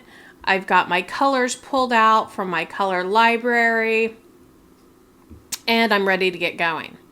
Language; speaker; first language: English; native; English